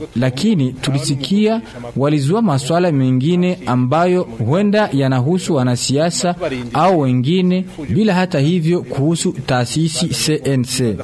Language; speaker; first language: Swahili; non-native, local second language; Rundi